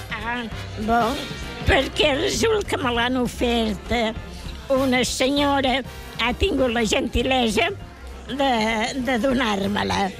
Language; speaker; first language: Catalan; native; Catalan